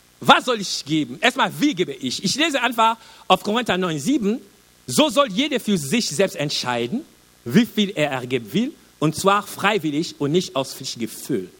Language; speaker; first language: German; non-native, learner; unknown